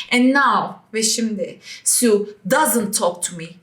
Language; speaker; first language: English; non-native, fluent; Turkish